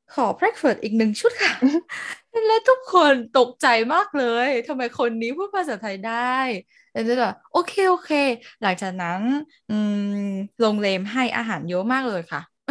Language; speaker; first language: Thai; non-native, learner; Vietnamese